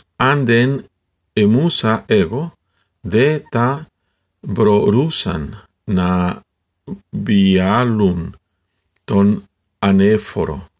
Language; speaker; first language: Greek; non-native, learner; Spanish